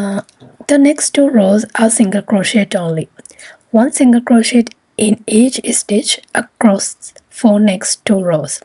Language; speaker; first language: English; non-native, fluent; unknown